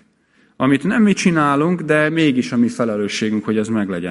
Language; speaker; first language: Hungarian; native; Hungarian